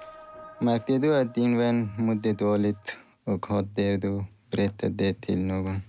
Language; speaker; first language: Swedish; non-native, fluent; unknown